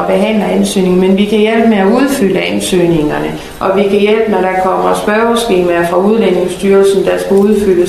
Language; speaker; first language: Danish; native; Danish